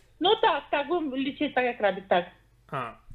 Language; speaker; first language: Polish; non-native, learner; Ukrainian